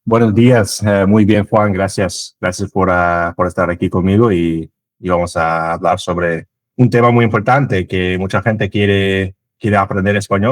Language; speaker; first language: Spanish; non-native, fluent; English